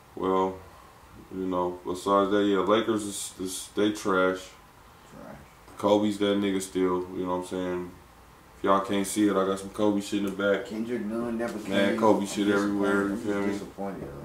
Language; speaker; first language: English; native; English